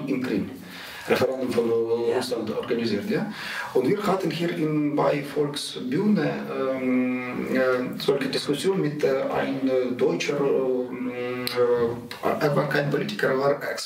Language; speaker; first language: German; non-native, learner; Ukrainian